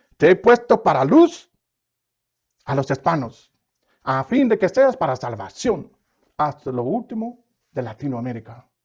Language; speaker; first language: Spanish; non-native, fluent; English